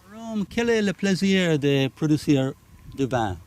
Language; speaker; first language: French; non-native, learner; English